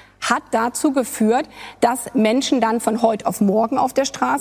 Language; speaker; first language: German; native; German